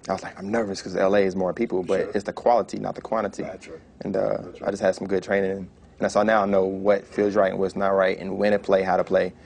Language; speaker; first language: English; native; English